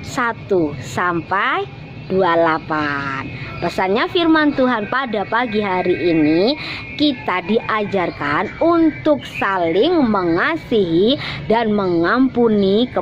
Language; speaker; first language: Indonesian; non-native, local second language; Javanese